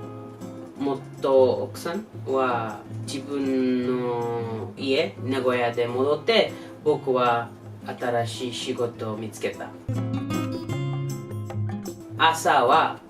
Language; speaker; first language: Japanese; non-native, learner; English